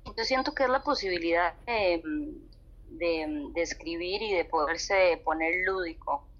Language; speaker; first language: Spanish; native; Spanish